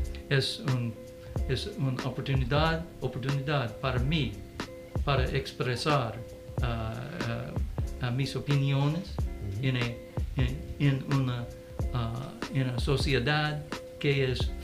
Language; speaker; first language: Spanish; non-native, learner; English